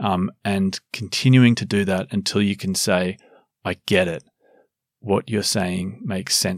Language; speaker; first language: English; native; English